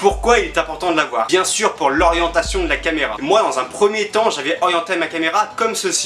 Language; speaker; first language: French; native; French